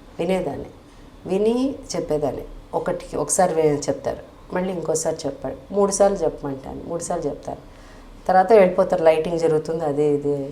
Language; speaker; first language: Telugu; native; Telugu